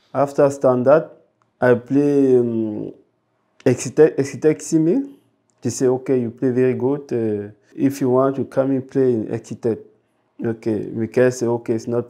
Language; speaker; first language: English; non-native, local second language; French